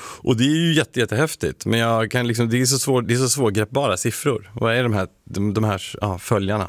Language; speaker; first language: Swedish; native; Swedish